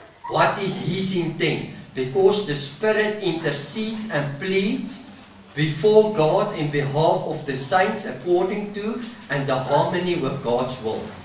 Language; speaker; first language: English; non-native, local second language; Afrikaans